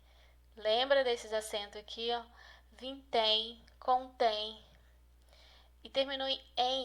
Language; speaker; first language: Portuguese; native; Portuguese